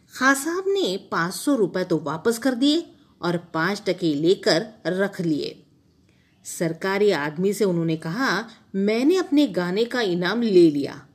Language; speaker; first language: Hindi; non-native, local second language; Marathi